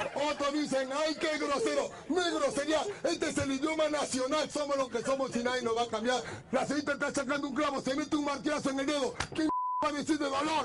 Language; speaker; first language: Spanish; native; Spanish